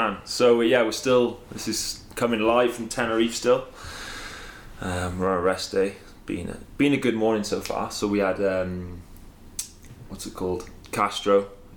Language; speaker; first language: English; native; English